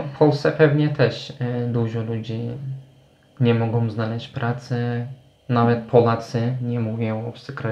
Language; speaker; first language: Polish; non-native, fluent; Turkish